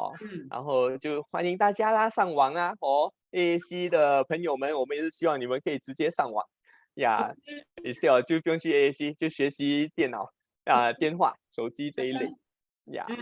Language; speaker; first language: Chinese; native; Chinese